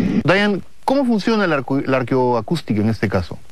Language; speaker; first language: Spanish; native; Spanish